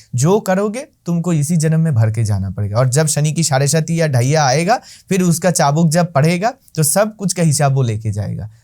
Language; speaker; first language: Hindi; non-native, local second language; Bangla